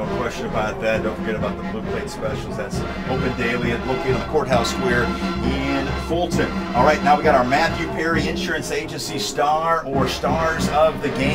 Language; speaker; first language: English; native; English